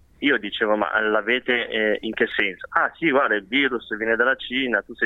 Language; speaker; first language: Italian; early bilingual, other home language; Chinese